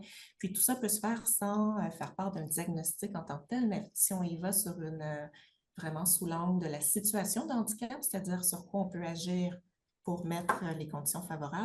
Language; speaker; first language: French; native; French